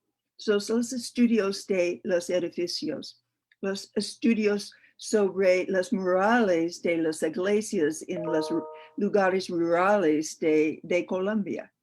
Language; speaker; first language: Spanish; non-native, learner; English